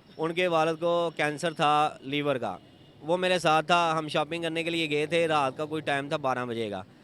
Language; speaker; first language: Urdu; non-native, local second language; Punjabi